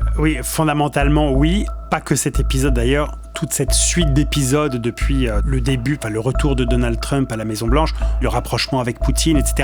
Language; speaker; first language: French; native; French